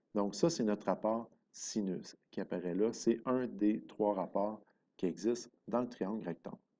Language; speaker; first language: French; native; French